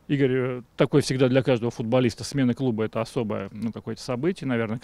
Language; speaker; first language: Russian; native; Russian